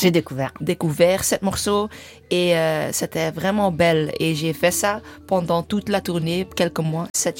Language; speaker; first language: French; non-native, learner; English